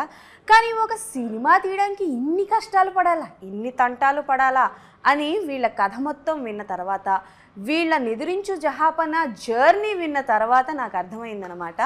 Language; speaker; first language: Telugu; native; Telugu